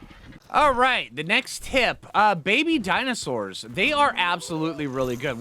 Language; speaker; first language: English; native; English